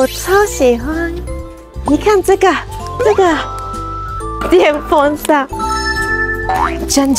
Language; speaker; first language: Chinese; non-native, fluent; Japanese